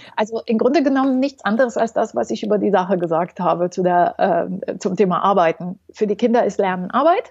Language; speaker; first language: German; non-native, fluent; Romanian